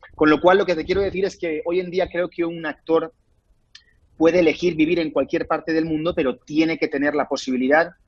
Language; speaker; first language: Spanish; native; Spanish